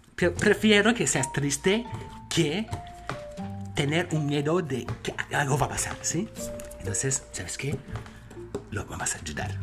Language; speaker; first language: Spanish; non-native, learner; French